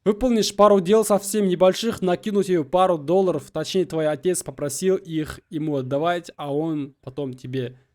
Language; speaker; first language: Russian; non-native, local second language; Kazakh